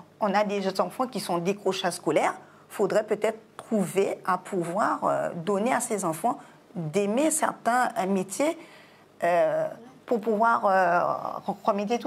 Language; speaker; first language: French; non-native, local second language; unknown